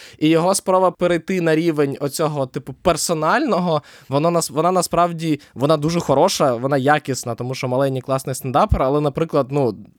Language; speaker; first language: Ukrainian; native; Ukrainian